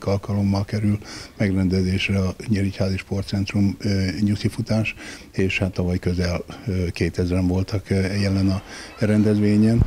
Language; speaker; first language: Hungarian; native; Hungarian